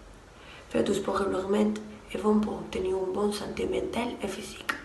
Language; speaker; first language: French; non-native, learner; Spanish